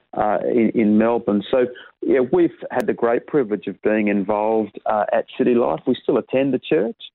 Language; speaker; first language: English; native; English